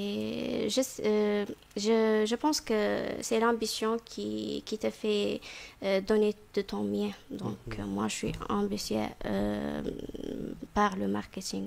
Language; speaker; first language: French; non-native, fluent; Arabic